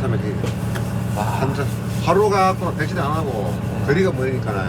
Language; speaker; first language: Korean; native; Korean